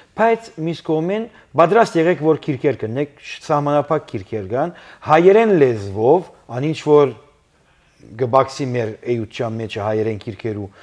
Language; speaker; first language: Armenian; early bilingual, heritage; Armenian